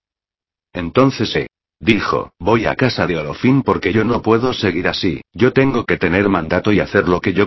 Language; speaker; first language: Spanish; native; Spanish